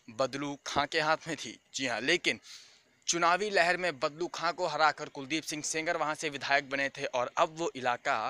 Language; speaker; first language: Hindi; native; Hindi